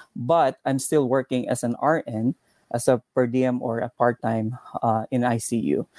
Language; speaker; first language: English; non-native, local second language; Cebuano